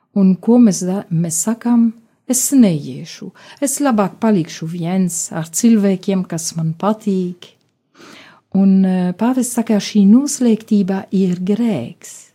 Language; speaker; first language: Latvian; non-native, fluent; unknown